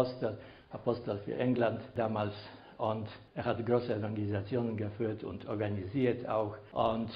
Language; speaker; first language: German; non-native, fluent; Polish